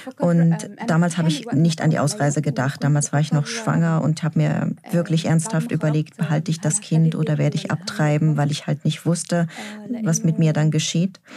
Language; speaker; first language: German; non-native, fluent; Arabic